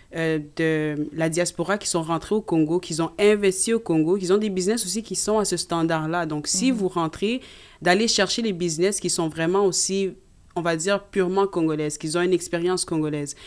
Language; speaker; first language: French; native; French